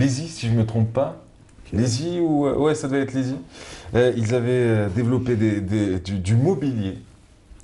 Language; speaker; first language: French; non-native, local second language; Arabic